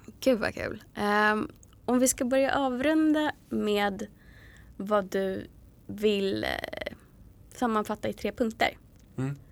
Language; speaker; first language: Swedish; native; Swedish